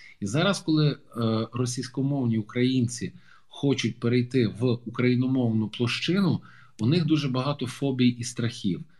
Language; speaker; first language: Ukrainian; native; Ukrainian